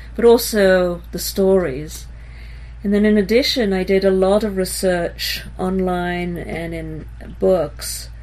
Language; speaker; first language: English; early bilingual, other home language; Hebrew